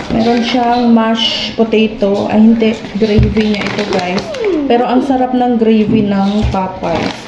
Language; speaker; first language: Filipino; non-native, local second language; Iloko